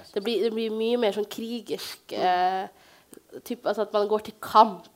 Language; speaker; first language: Norwegian; early bilingual, other home language; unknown